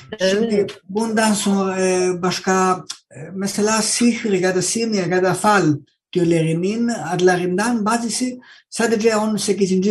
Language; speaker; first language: Turkish; non-native, fluent; Greek